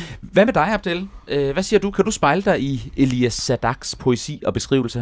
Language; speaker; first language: Danish; native; Danish